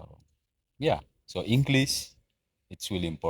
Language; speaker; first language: English; non-native, learner; Indonesian